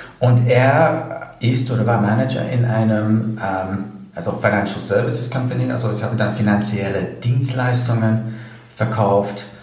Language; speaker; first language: German; non-native, fluent; English